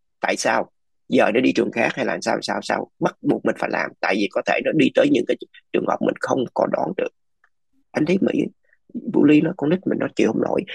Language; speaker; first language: Vietnamese; early bilingual, other home language; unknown